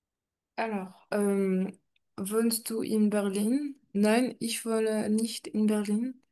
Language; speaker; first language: German; non-native, learner; French